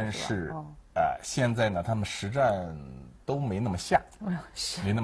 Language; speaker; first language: Chinese; native; Chinese